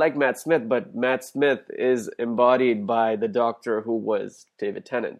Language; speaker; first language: English; non-native, local second language; Hindi